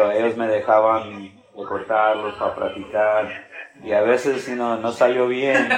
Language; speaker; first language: Spanish; early bilingual, heritage; Spanish